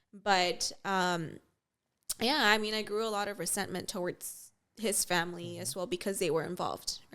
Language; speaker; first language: English; native; English